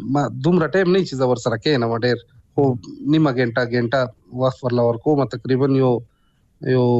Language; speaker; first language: Pashto; non-native, local second language; Punjabi